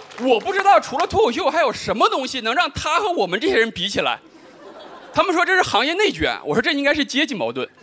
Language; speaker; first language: Chinese; native; Chinese